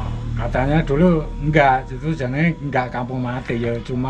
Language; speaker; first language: Indonesian; non-native, local second language; Javanese